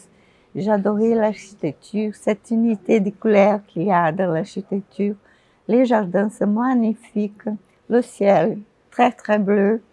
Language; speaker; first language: French; non-native, fluent; Portuguese